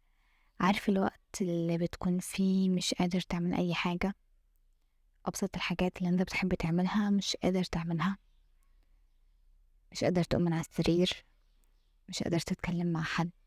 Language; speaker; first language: Arabic; native; Arabic